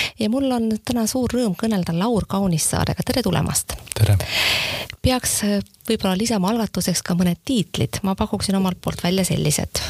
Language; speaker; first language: Estonian; native; Estonian